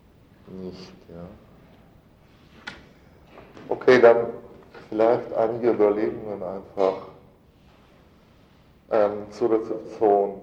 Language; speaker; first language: German; non-native, fluent; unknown